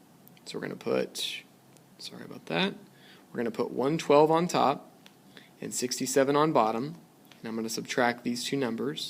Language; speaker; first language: English; native; English